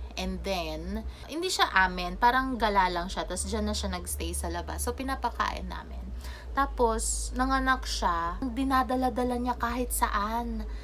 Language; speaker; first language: Filipino; non-native, local second language; Cebuano